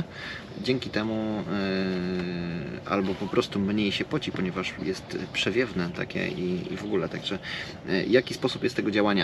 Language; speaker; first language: Polish; native; Polish